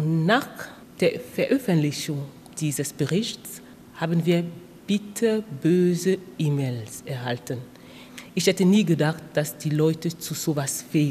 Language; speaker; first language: German; non-native, fluent; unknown